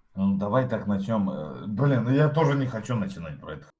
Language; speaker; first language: Russian; native; Russian